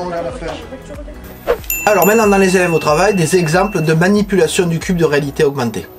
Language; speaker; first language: French; native; French